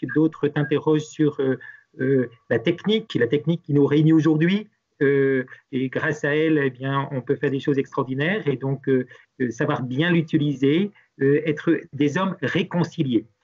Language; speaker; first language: French; native; French